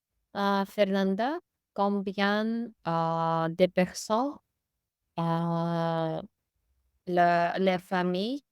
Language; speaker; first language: French; non-native, learner; English